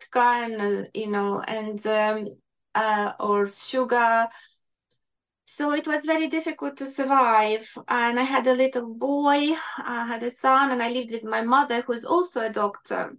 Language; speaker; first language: English; non-native, fluent; Ukrainian